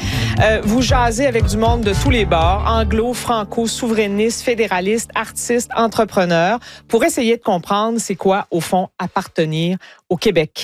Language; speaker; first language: French; native; French